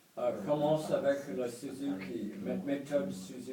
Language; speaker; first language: French; non-native, learner; English